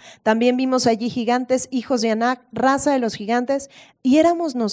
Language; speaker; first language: Spanish; native; Spanish